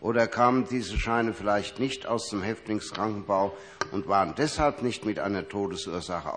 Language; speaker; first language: German; native; German